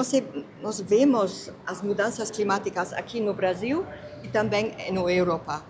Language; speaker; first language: Portuguese; non-native, fluent; German